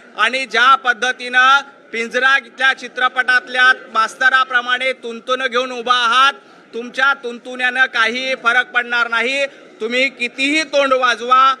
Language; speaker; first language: Marathi; native; Marathi